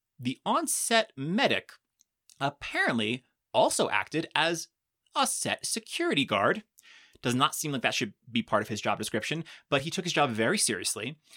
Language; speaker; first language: English; native; English